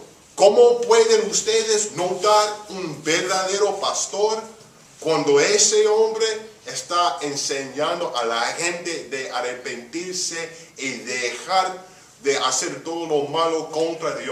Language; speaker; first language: Spanish; early bilingual, heritage; Spanish